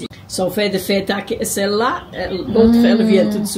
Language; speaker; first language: French; non-native, learner; Portuguese